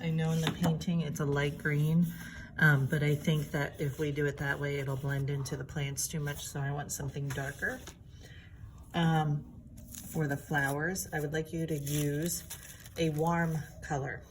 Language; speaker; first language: English; native; English